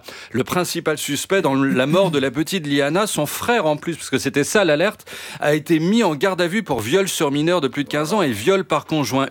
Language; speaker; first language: French; native; French